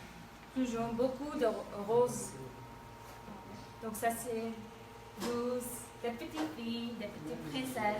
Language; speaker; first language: French; non-native, fluent; Dutch